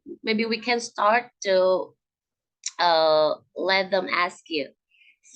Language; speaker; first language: English; non-native, learner; Indonesian